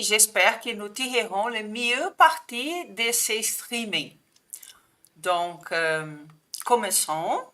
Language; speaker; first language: French; non-native, fluent; Portuguese